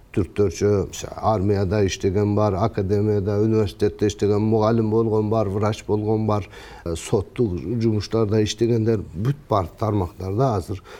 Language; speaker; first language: Kyrgyz; early bilingual, heritage; Kyrgyz